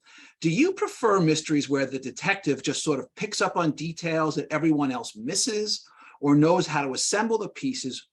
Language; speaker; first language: English; native; English